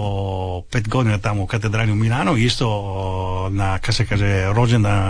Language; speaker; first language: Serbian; early bilingual, heritage; Italian